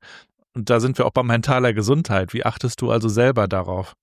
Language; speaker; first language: German; native; German